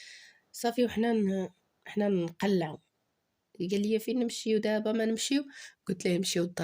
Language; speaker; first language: Arabic; native; Arabic